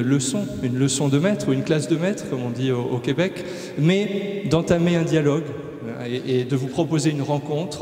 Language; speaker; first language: French; native; French